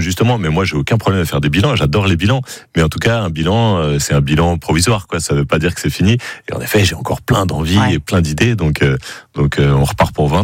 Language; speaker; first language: French; native; French